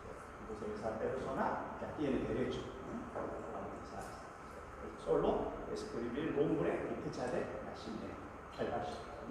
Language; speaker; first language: Spanish; non-native, learner; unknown